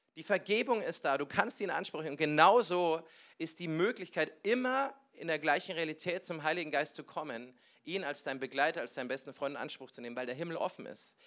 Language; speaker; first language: German; native; German